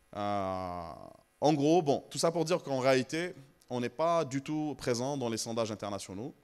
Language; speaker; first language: French; non-native, local second language; Arabic